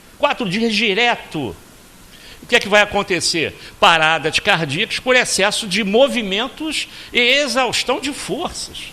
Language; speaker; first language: Portuguese; native; Portuguese